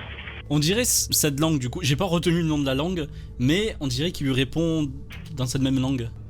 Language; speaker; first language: French; native; French